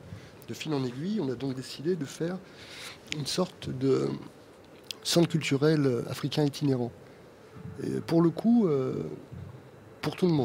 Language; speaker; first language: French; native; French